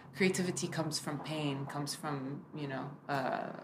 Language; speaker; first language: English; early bilingual, other home language; Arabic